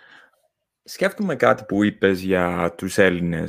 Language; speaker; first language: Greek; early bilingual, heritage; English